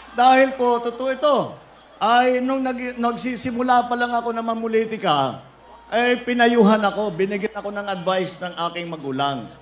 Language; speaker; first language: Filipino; native; Filipino